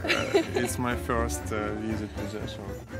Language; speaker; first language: English; non-native, learner; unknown